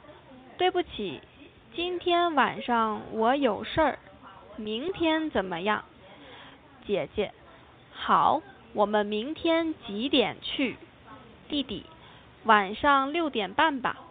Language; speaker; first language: Chinese; non-native, fluent; Korean